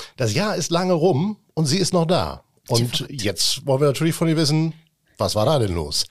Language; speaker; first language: German; native; German